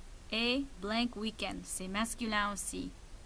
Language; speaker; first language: French; non-native, fluent; English